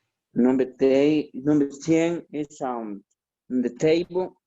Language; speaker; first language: English; non-native, learner; Spanish